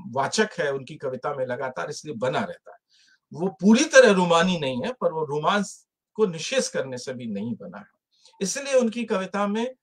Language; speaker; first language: Hindi; native; Hindi